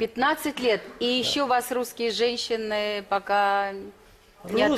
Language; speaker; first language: Russian; native; Russian